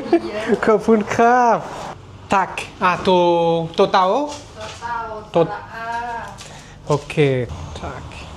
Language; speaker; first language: Thai; non-native, learner; French